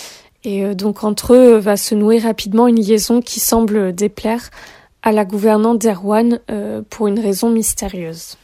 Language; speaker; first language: French; native; French